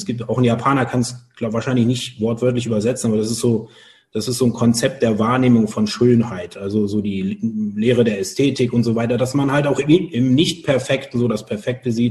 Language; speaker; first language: German; native; German